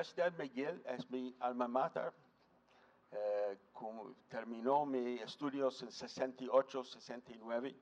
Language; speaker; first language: Spanish; non-native, fluent; English